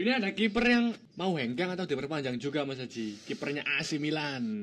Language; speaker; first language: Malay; non-native, local second language; Javanese